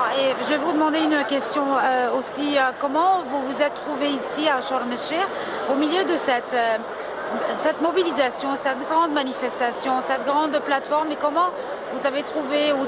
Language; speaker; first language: French; non-native, fluent; Arabic